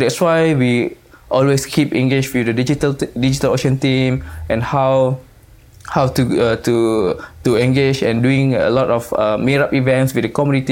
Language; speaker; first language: English; non-native, local second language; Malay